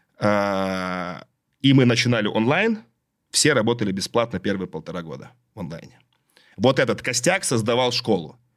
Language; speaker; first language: Russian; native; Russian